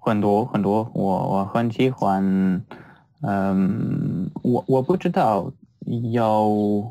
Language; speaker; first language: Chinese; non-native, learner; French